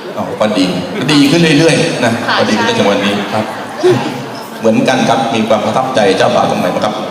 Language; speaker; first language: Thai; native; Thai